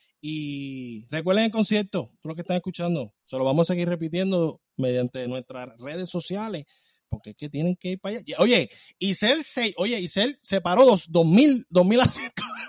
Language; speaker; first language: Spanish; native; Spanish